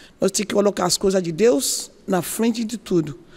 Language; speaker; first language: Portuguese; non-native, learner; Yoruba